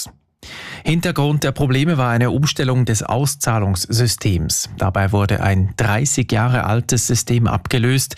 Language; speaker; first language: German; native; German